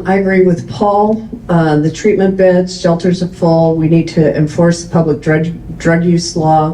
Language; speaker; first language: English; native; English